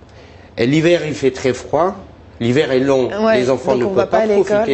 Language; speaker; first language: French; non-native, fluent; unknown